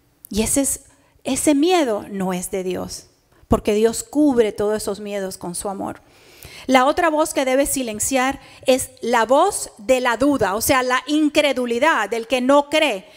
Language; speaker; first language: Spanish; early bilingual, heritage; Spanish